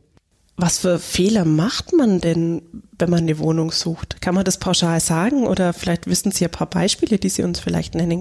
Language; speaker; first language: German; native; German